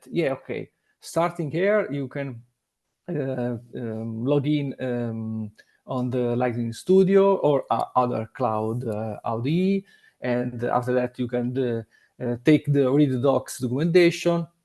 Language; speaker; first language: English; non-native, learner; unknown